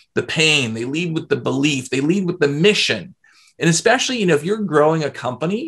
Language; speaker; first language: English; native; English